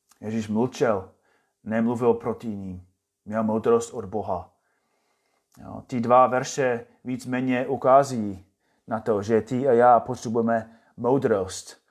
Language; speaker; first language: Czech; non-native, fluent; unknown